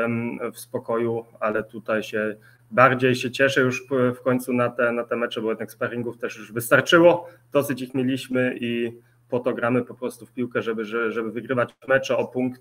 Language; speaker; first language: Polish; early bilingual, heritage; Polish